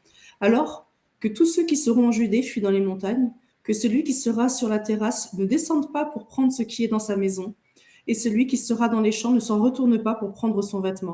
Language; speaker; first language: French; native; French